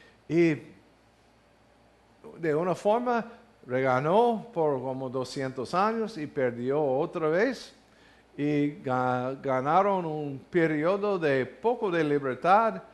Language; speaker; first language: Spanish; non-native, learner; English